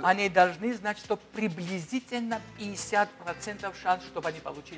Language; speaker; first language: Russian; non-native, fluent; Georgian